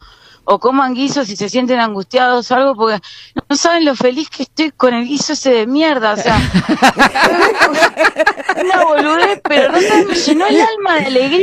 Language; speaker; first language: Spanish; native; Spanish